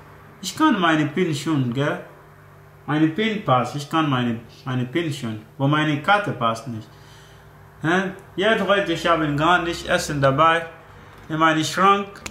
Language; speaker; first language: German; non-native, learner; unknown